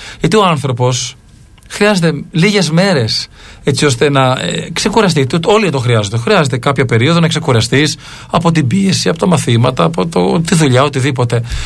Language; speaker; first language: Greek; native; Greek